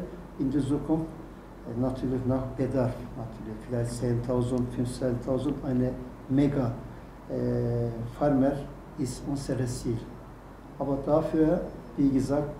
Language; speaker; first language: German; non-native, learner; Turkish